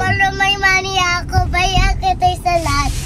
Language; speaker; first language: Filipino; early bilingual, heritage; Filipino